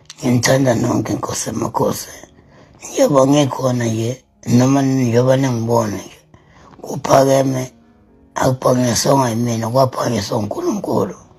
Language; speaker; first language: Zulu; native; Zulu